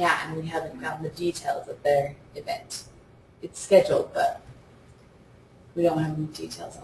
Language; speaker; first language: English; native; English